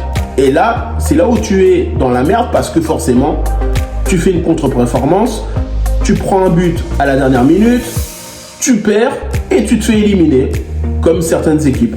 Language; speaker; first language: French; native; French